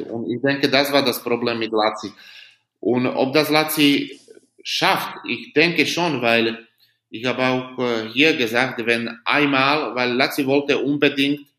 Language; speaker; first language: German; non-native, learner; Slovak